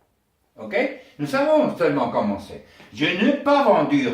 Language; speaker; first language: French; non-native, learner; Spanish